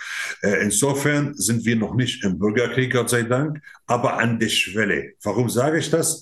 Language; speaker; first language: German; non-native, fluent; Arabic